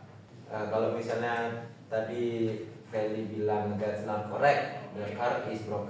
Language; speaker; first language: English; non-native, fluent; Indonesian